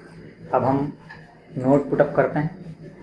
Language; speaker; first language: Hindi; native; Hindi